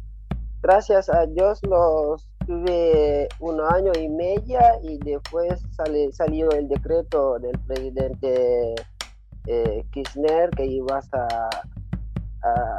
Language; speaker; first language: Spanish; non-native, learner; Wolof